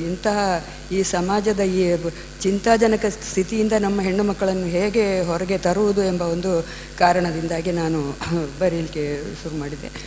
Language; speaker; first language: Kannada; non-native, local second language; Malayalam